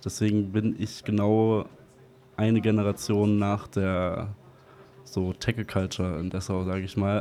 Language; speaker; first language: German; native; German